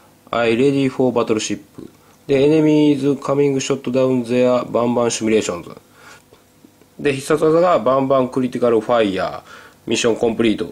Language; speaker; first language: Japanese; native; Japanese